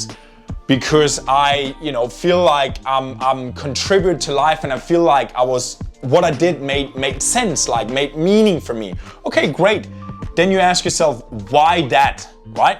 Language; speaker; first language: English; non-native, fluent; Danish